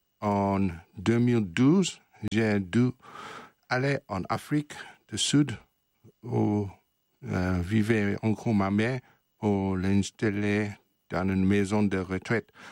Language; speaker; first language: French; non-native, fluent; English